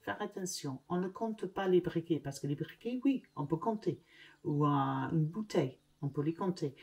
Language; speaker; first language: French; non-native, learner; English